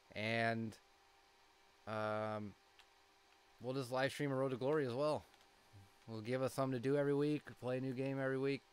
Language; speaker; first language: English; native; English